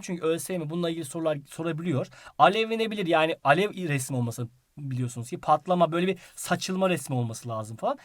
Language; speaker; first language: Turkish; native; Turkish